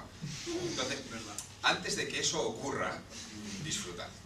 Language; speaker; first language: Spanish; native; Spanish